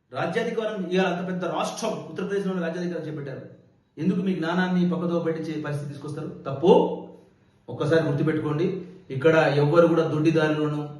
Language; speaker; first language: Telugu; non-native, local second language; Lambadi